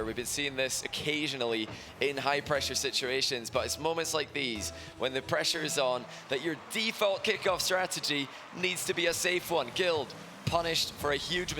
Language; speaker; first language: English; native; English